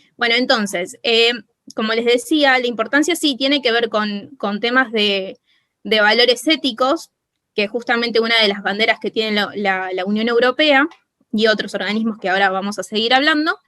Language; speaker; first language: Spanish; native; Spanish